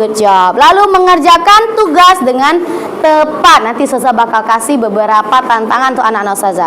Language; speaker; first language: Indonesian; native; Indonesian